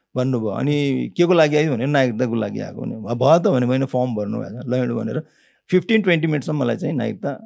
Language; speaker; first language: Nepali; early bilingual, heritage; Nepali